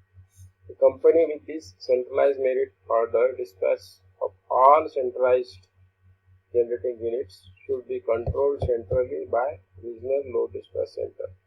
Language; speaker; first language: English; non-native, local second language; Marathi